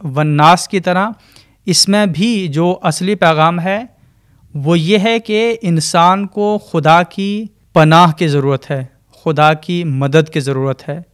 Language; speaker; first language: Urdu; native; Urdu